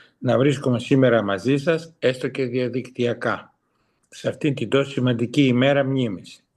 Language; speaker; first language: Greek; early bilingual, heritage; Greek